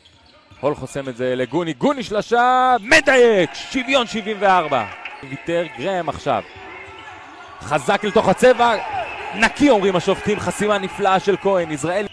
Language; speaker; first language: Hebrew; native; Hebrew